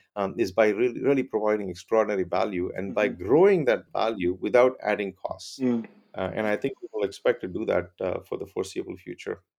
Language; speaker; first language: English; non-native, local second language; Tamil